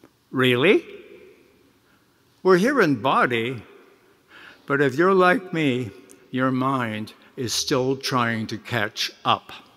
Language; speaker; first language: English; native; English